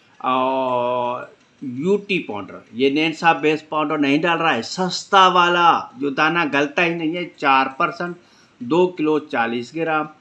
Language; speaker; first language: Urdu; non-native, local second language; Sindhi